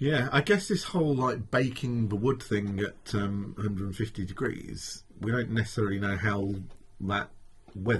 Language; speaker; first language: English; native; English